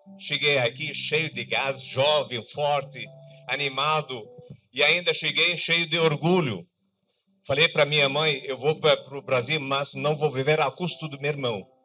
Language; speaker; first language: Portuguese; non-native, fluent; Arabic